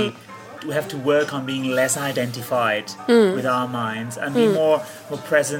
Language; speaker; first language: English; non-native, fluent; Catalan